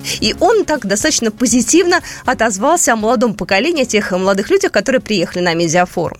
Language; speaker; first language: Russian; native; Russian